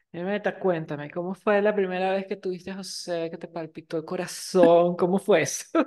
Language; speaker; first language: Spanish; native; Spanish